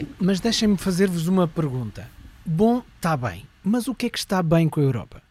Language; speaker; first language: Portuguese; native; Portuguese